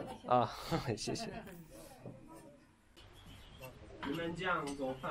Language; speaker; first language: Chinese; non-native, learner; Turkish